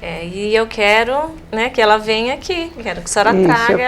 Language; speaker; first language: Portuguese; native; Portuguese